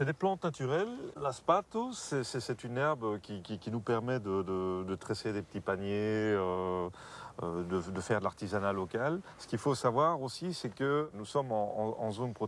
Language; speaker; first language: French; native; French